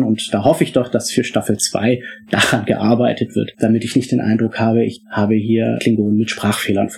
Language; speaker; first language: German; native; German